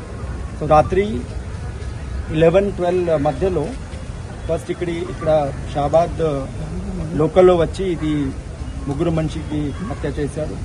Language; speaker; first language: Telugu; non-native, local second language; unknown